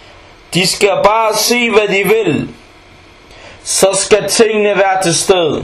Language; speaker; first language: Danish; non-native, fluent; Arabic